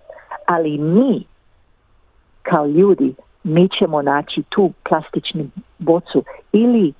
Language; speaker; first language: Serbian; early bilingual, heritage; English